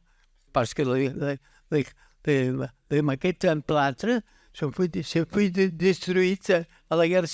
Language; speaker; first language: French; non-native, learner; Catalan